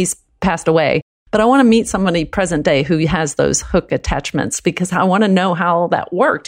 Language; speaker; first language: English; early bilingual, other home language; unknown